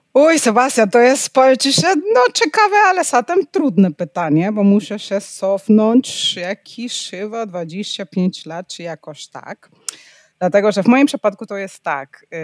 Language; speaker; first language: Polish; non-native, fluent; Spanish